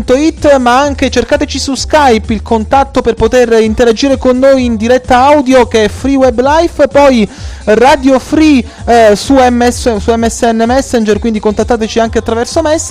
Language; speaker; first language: Italian; native; Italian